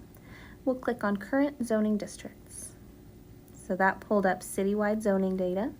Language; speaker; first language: English; native; English